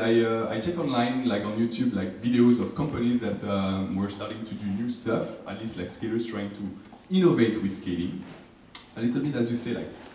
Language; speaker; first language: English; non-native, fluent; French